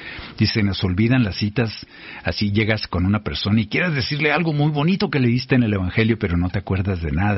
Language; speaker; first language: Spanish; native; Spanish